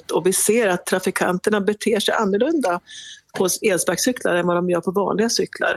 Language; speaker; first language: Swedish; native; Swedish